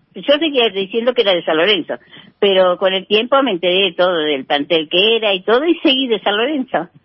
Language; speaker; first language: Spanish; native; Spanish